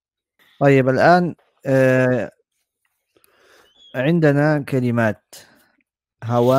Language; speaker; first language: Arabic; non-native, fluent; German